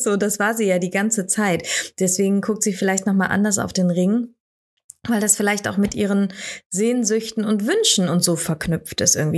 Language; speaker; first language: German; native; German